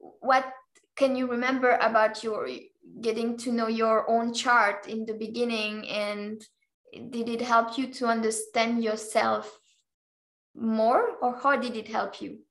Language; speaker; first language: English; non-native, fluent; French